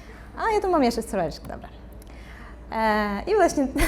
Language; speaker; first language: Polish; non-native, fluent; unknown